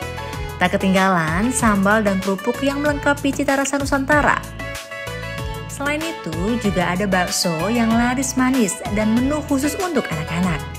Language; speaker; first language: Indonesian; native; Indonesian